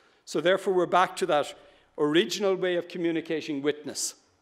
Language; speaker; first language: English; native; English